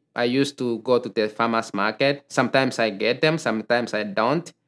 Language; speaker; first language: English; non-native, local second language; Gusii